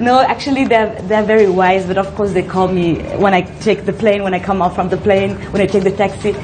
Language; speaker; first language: English; non-native, fluent; French